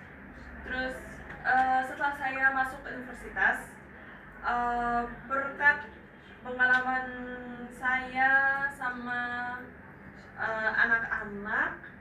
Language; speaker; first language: Indonesian; non-native, fluent; Arabic